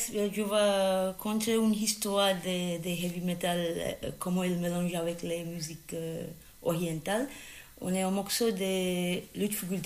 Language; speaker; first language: French; non-native, learner; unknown